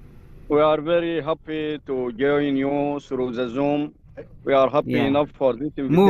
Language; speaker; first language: English; non-native, fluent; Arabic